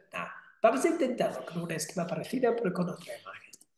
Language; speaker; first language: Spanish; non-native, fluent; English